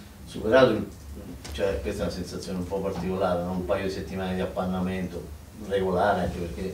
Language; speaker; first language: Italian; native; Italian